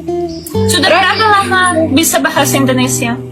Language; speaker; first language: Indonesian; non-native, fluent; Russian